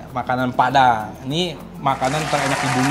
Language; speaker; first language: Indonesian; native; Indonesian